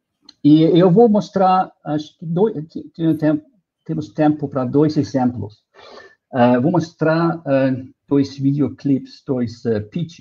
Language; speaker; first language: Portuguese; non-native, fluent; German